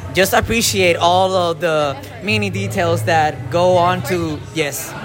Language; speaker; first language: English; non-native, learner; Spanish